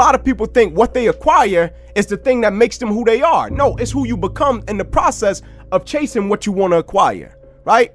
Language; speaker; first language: English; native; English